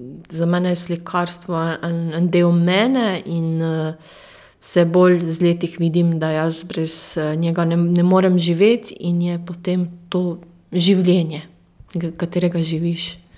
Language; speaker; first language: Slovenian; non-native, fluent; Croatian